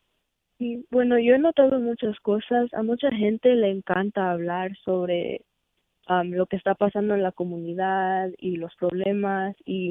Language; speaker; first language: Spanish; early bilingual, heritage; Spanish